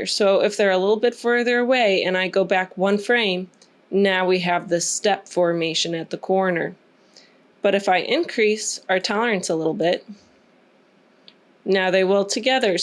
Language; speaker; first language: English; native; English